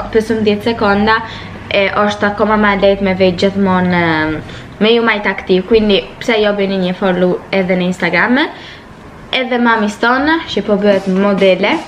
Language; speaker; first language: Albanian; early bilingual, heritage; Albanian